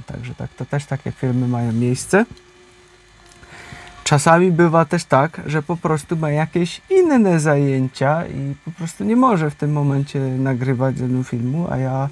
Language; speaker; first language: Polish; native; Polish